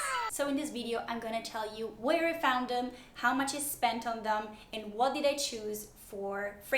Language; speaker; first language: English; non-native, fluent; Italian